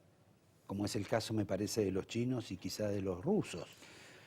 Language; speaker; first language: Spanish; native; Spanish